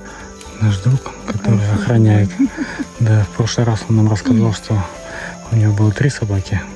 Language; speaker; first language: Russian; native; Russian